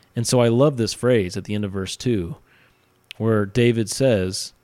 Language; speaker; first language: English; native; English